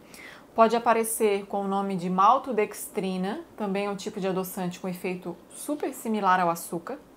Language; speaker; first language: Portuguese; native; Portuguese